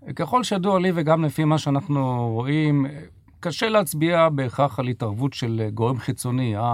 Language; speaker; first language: Hebrew; native; Hebrew